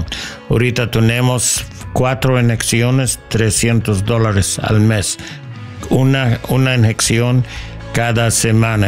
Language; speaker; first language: Spanish; non-native, learner; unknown